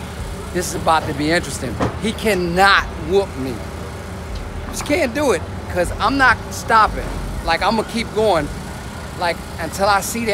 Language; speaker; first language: English; native; English